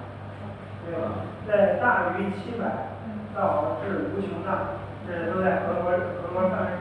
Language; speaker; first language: Chinese; native; Chinese